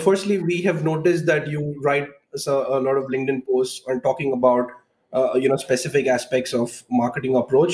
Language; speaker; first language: English; non-native, local second language; Hindi